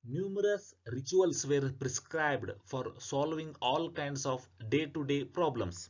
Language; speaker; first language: English; non-native, local second language; Kannada